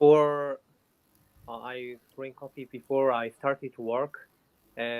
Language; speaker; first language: English; non-native, learner; Korean